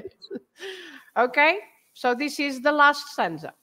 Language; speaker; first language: English; non-native, fluent; Portuguese